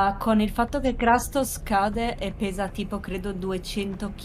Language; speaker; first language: Italian; native; Italian